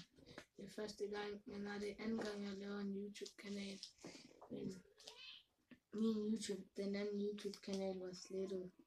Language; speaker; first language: Danish; early bilingual, other home language; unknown